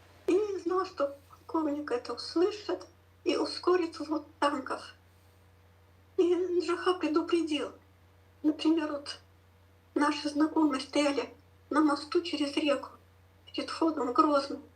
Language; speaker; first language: Russian; native; Russian